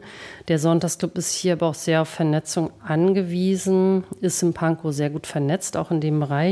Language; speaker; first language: German; native; German